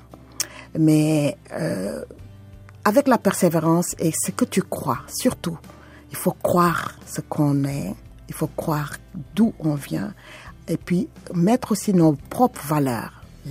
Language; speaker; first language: French; non-native, local second language; Wolof